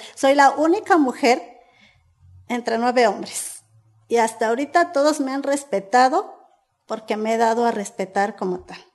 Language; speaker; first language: Spanish; native; Spanish